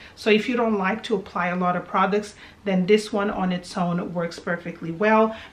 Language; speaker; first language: English; early bilingual, other home language; Portuguese